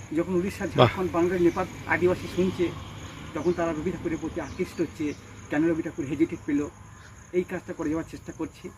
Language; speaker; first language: Bangla; non-native, local second language; Santali